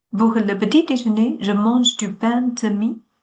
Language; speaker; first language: French; non-native, learner; Chinese